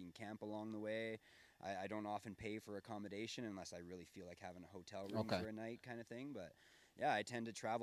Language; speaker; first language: English; native; English